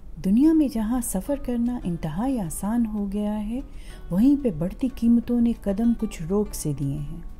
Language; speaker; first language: Urdu; native; Urdu